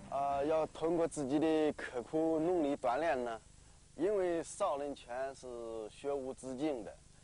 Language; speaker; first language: Chinese; native; Chinese